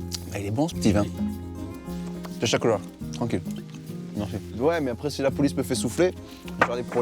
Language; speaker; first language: French; native; French